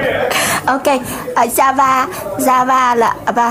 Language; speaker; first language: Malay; non-native, learner; Vietnamese